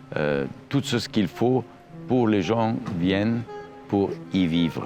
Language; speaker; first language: French; non-native, fluent; Arabic